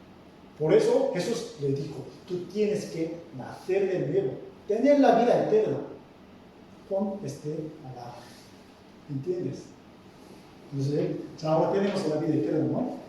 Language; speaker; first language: Spanish; non-native, fluent; Korean